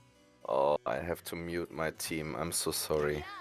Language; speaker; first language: English; non-native, fluent; German